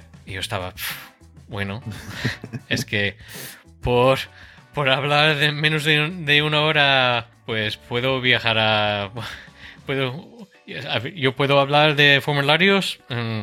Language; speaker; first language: Spanish; non-native, fluent; English